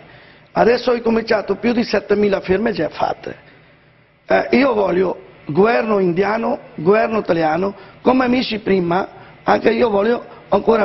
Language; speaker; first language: Italian; non-native, learner; Punjabi